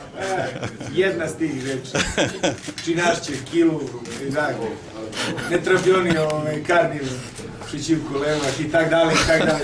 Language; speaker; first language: Polish; non-native, fluent; Serbian